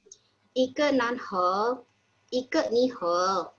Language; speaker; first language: Chinese; non-native, learner; Indonesian